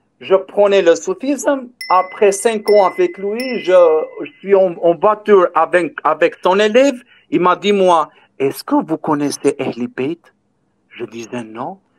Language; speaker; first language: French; non-native, learner; Albanian